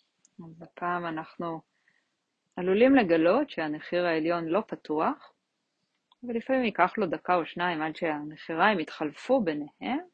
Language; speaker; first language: Hebrew; native; Hebrew